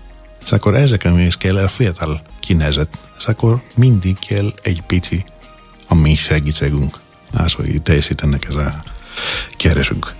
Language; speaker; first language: Hungarian; non-native, fluent; Greek